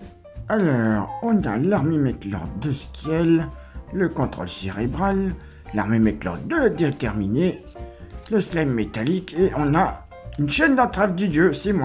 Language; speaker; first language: French; native; French